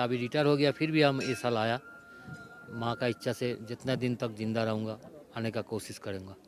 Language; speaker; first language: Hindi; non-native, local second language; Bangla